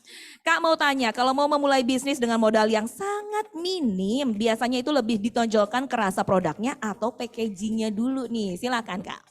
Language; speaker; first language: Indonesian; native; Indonesian